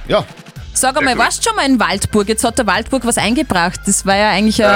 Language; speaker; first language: German; native; German